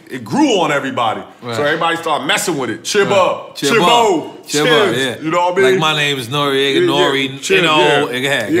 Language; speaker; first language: English; native; English